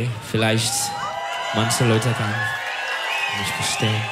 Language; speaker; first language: German; non-native, learner; Turkish